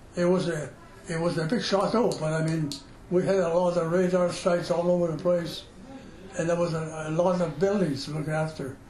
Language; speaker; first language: English; non-native, fluent; French